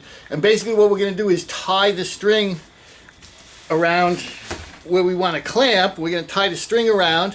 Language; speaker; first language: English; native; English